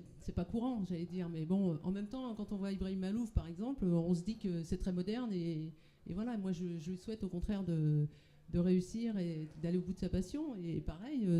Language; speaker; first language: French; native; French